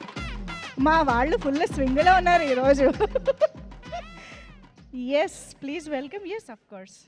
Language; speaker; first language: Telugu; native; Telugu